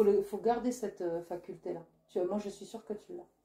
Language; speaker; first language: French; native; French